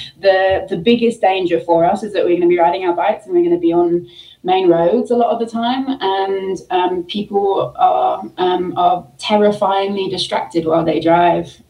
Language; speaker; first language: English; native; English